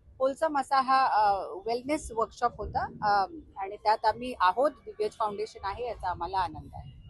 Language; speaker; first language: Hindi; non-native, local second language; Marathi